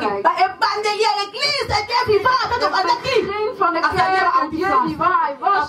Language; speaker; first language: Dutch; non-native, fluent; Lingala